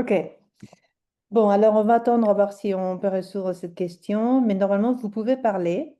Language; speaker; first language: French; non-native, fluent; Spanish